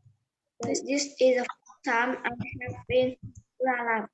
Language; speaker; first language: English; non-native, learner; Vietnamese